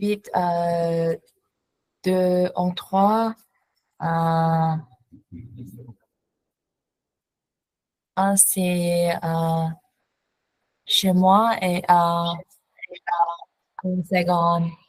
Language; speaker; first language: French; non-native, learner; Vietnamese